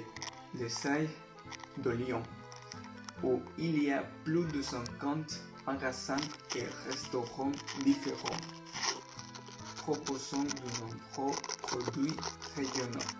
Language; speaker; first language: French; non-native, learner; Spanish